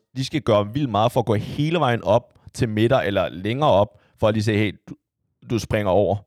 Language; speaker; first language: Danish; early bilingual, other home language; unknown